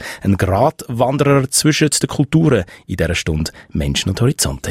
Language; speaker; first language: German; native; German